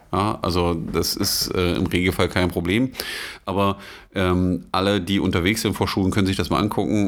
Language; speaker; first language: German; native; German